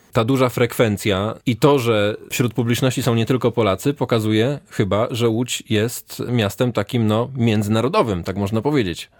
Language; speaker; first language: Polish; native; Polish